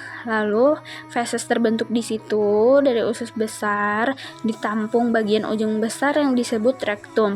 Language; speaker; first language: Indonesian; native; Indonesian